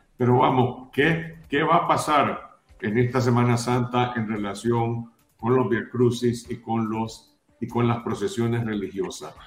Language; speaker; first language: Spanish; native; Spanish